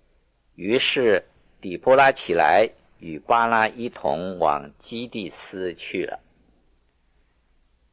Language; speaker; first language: Chinese; native; Chinese